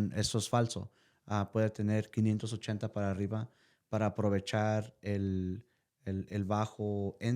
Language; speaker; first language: Spanish; early bilingual, heritage; Spanish